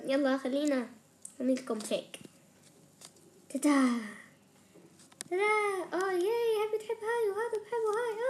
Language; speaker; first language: Arabic; native; Arabic